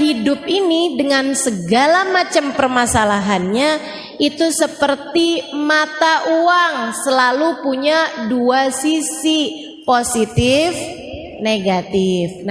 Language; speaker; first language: Indonesian; native; Indonesian